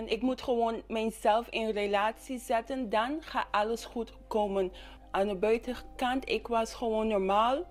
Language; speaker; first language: Dutch; non-native, local second language; English